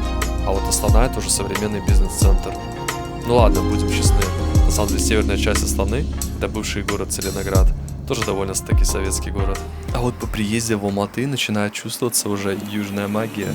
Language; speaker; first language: Russian; native; Russian